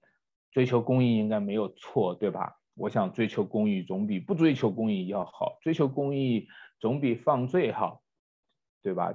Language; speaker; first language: Chinese; native; Chinese